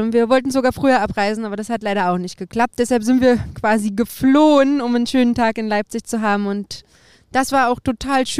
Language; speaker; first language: German; native; German